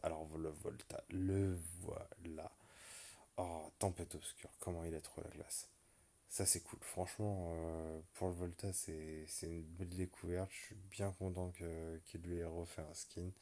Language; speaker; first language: French; native; French